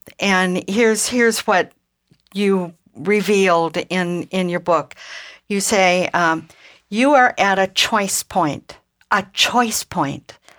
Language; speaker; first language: English; native; English